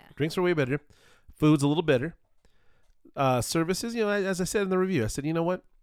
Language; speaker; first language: English; early bilingual, other home language; Spanish